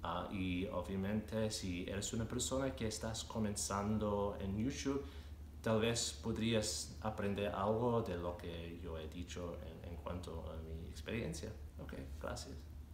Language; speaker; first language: Spanish; non-native, fluent; English